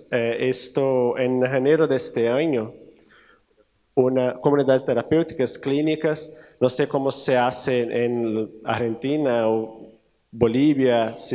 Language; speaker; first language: Spanish; non-native, learner; Portuguese